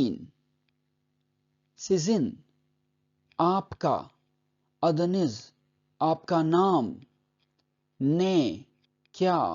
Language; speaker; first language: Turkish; non-native, fluent; Urdu